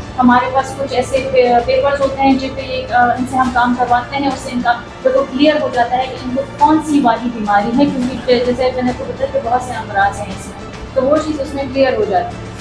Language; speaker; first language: Urdu; non-native, local second language; Pashto